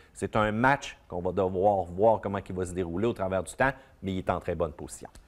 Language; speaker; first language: French; native; French